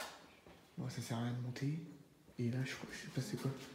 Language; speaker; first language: French; native; French